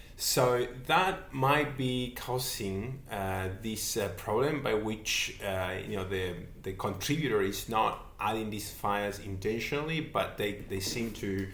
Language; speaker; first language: English; non-native, fluent; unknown